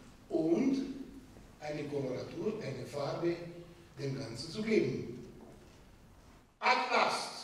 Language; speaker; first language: German; non-native, fluent; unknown